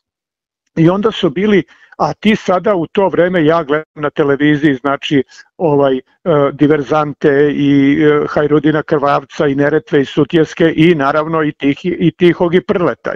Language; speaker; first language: Serbian; native; Serbian